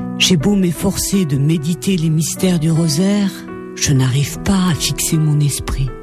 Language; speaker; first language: French; native; French